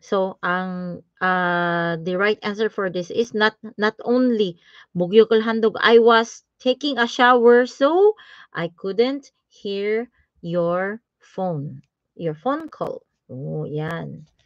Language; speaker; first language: English; non-native, local second language; Filipino